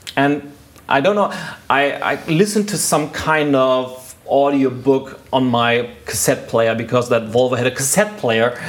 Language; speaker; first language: English; non-native, fluent; German